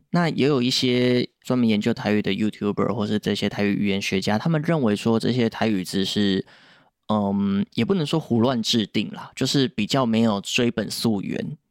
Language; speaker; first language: Chinese; native; Chinese